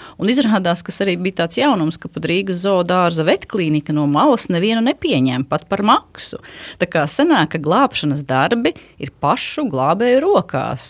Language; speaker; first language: Latvian; native; Latvian